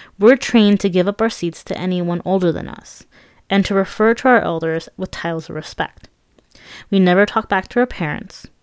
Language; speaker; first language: English; early bilingual, other home language; Persian